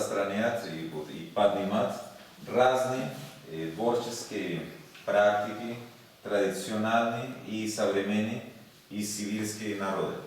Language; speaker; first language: Russian; non-native, learner; Spanish